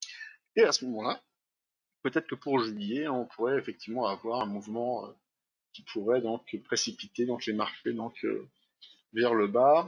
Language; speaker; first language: French; native; French